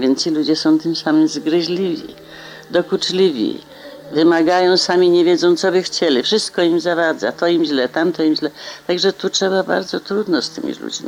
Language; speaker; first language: Polish; native; Polish